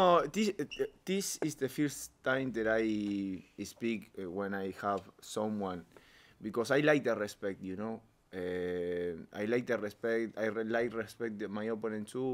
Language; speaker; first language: English; non-native, learner; Spanish